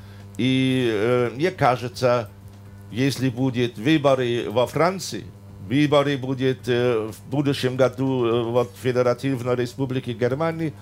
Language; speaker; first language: Russian; non-native, fluent; German